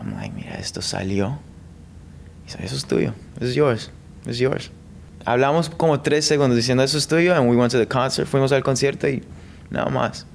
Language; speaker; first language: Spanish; early bilingual, heritage; English